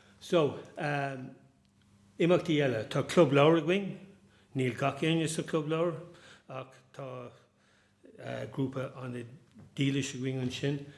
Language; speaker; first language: Irish; non-native, local second language; English